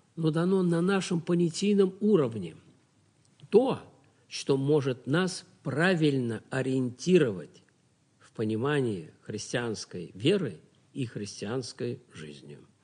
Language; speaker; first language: Russian; native; Russian